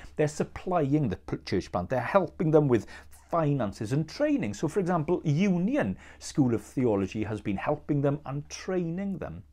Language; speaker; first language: English; native; English